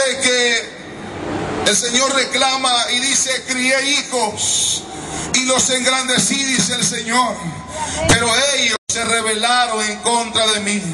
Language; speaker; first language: Spanish; native; Spanish